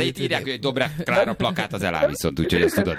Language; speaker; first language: Hungarian; native; Hungarian